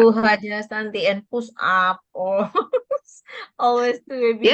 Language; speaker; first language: English; non-native, learner; Indonesian